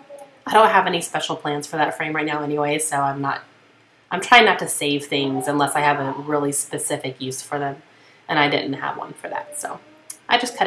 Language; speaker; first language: English; native; English